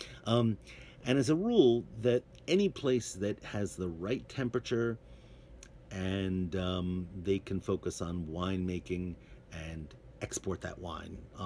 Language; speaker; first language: English; native; English